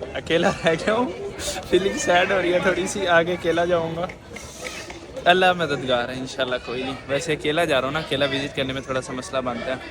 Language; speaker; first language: Urdu; non-native, local second language; Punjabi